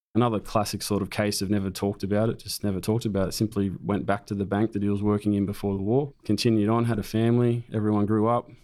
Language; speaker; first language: English; native; English